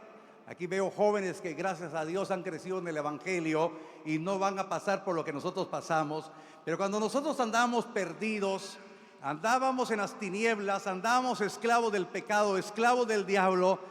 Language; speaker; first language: Spanish; native; Spanish